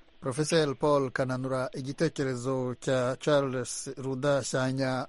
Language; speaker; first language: Kinyarwanda; native; Kinyarwanda